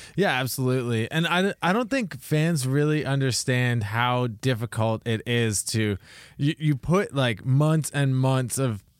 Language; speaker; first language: English; native; English